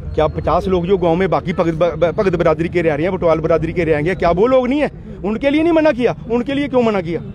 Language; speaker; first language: Hindi; native; Hindi